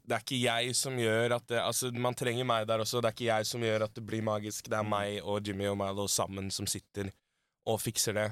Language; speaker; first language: Norwegian; native; Norwegian